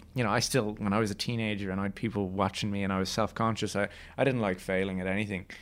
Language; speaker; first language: English; native; English